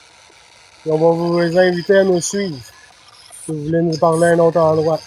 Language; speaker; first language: French; native; French